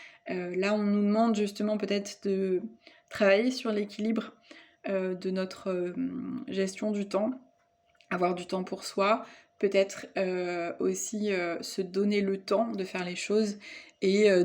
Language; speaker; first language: French; native; French